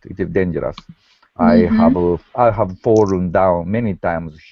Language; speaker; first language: English; non-native, learner; Japanese